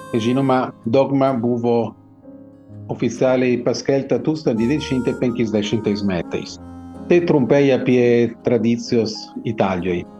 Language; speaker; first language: Lithuanian; non-native, fluent; Italian